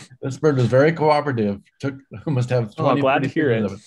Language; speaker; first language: English; native; English